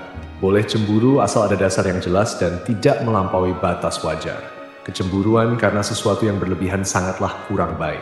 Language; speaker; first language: Indonesian; native; Indonesian